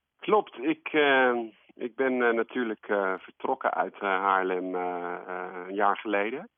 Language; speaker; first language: Dutch; native; Dutch